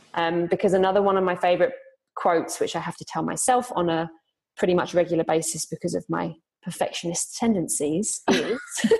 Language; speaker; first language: English; native; English